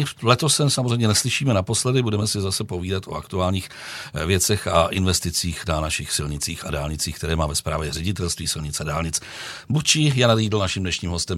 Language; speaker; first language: Czech; native; Czech